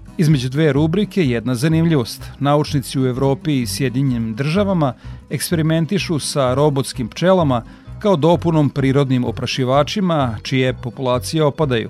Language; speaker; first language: Serbian; native; Serbian